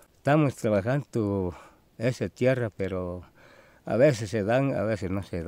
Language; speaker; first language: Spanish; non-native, local second language; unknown